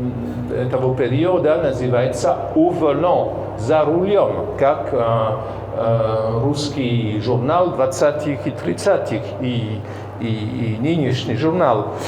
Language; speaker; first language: Russian; non-native, fluent; French